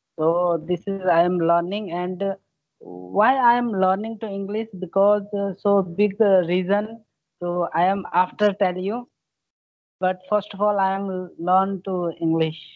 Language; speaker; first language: English; non-native, learner; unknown